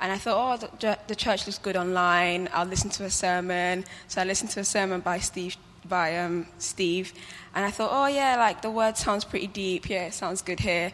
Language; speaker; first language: English; native; English